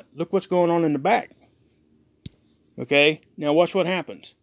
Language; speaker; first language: English; native; English